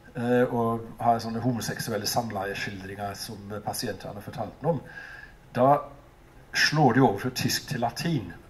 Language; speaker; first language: Norwegian; non-native, fluent; English